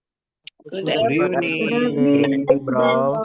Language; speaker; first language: English; non-native, learner; Indonesian